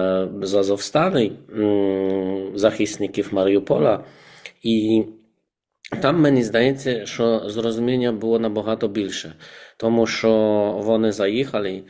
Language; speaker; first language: Ukrainian; non-native, fluent; Polish